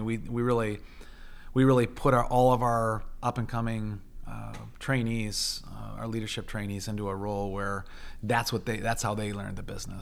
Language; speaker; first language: English; native; English